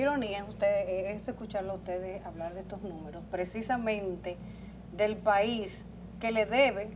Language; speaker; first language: Spanish; native; Spanish